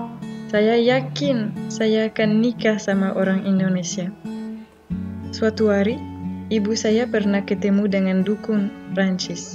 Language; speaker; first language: Indonesian; non-native, fluent; French